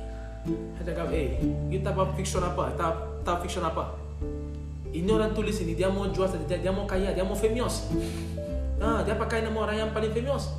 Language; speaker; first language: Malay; non-native, learner; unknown